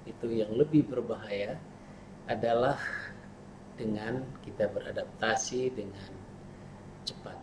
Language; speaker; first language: Indonesian; native; Indonesian